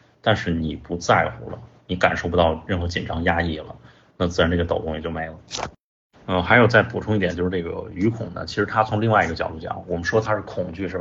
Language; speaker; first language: Chinese; native; Chinese